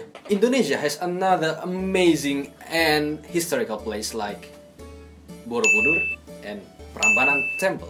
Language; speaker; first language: English; non-native, learner; Indonesian